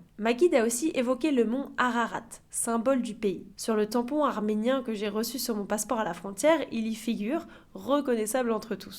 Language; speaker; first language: French; native; French